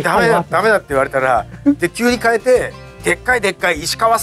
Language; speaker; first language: Japanese; native; Japanese